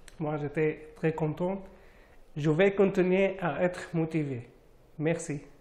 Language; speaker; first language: French; non-native, learner; Arabic